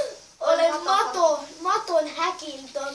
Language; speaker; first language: Finnish; native; Finnish